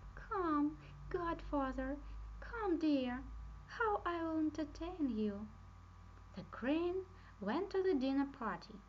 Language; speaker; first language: English; non-native, fluent; Russian